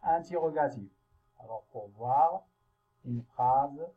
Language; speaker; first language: French; non-native, local second language; Arabic